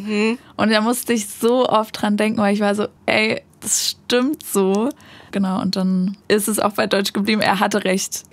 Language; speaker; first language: German; native; German